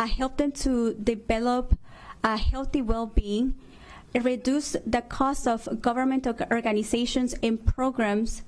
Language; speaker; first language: English; non-native, fluent; Spanish